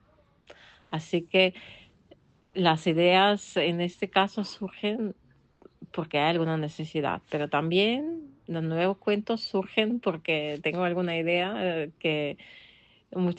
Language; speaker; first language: Spanish; non-native, fluent; Russian